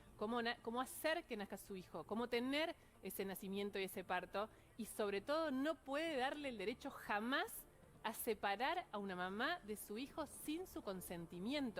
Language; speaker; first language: Spanish; native; Spanish